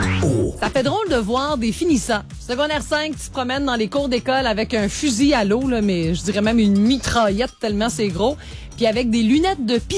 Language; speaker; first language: French; native; French